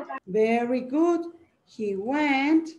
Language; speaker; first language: English; non-native, learner; Spanish